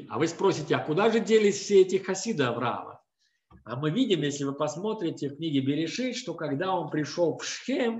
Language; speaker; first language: Russian; native; Russian